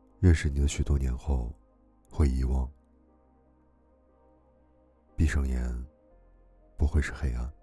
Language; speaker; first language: Chinese; native; Chinese